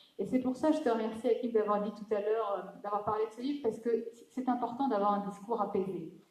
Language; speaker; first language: French; non-native, local second language; Arabic